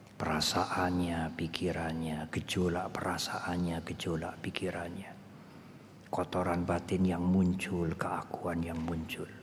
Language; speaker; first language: Indonesian; non-native, local second language; Javanese